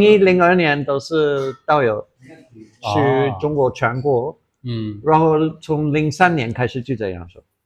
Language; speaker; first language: Chinese; non-native, fluent; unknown